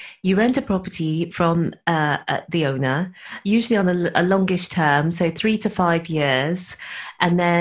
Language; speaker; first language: English; native; English